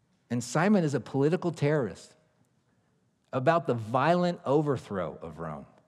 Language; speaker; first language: English; native; English